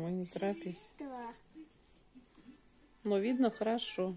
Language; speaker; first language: Russian; native; Russian